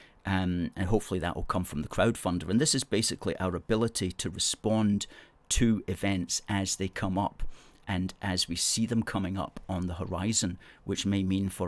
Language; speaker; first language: English; native; English